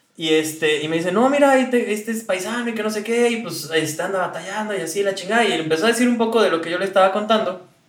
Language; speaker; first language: Spanish; native; Spanish